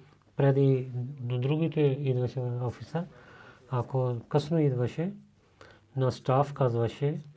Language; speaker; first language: Bulgarian; non-native, learner; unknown